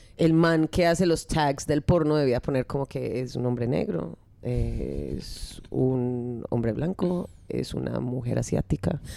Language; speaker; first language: Spanish; early bilingual, heritage; Spanish